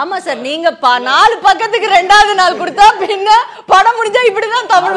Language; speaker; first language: Tamil; native; Tamil